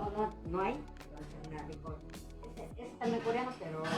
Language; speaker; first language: Spanish; non-native, learner; Korean